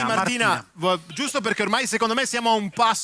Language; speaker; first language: Italian; native; Italian